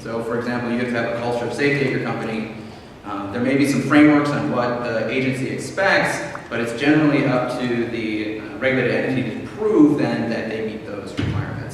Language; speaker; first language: English; native; English